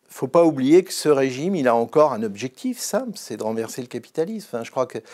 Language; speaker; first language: French; native; French